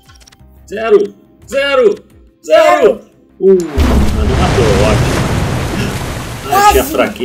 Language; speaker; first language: Portuguese; native; Portuguese